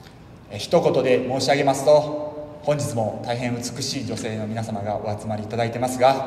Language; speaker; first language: Japanese; native; Japanese